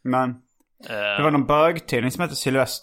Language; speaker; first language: Swedish; native; Swedish